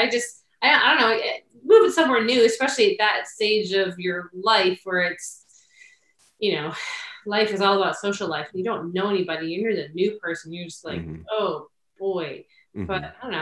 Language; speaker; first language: English; native; English